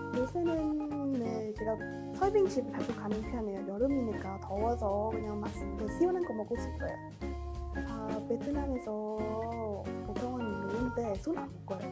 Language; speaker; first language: Korean; non-native, fluent; Vietnamese